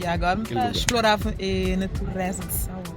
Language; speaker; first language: Portuguese; non-native, local second language; Kabuverdianu